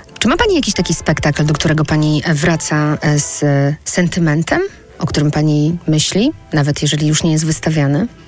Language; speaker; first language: Polish; native; Polish